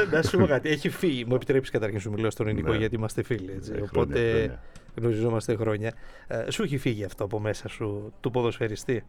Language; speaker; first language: Greek; native; Greek